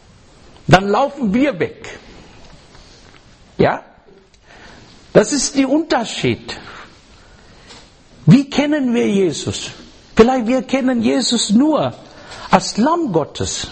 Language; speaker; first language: German; non-native, learner; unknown